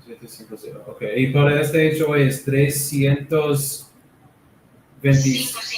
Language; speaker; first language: Spanish; non-native, learner; English